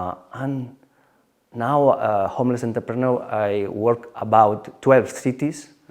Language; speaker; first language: English; non-native, learner; Spanish